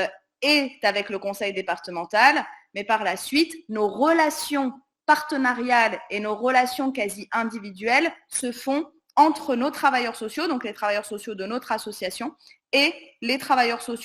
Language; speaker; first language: French; native; French